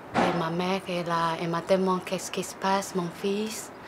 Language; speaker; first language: French; non-native, learner; Chinese